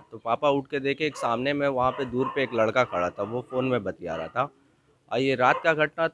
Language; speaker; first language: Hindi; non-native, local second language; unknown